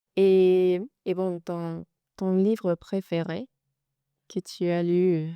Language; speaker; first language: French; non-native, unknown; Spanish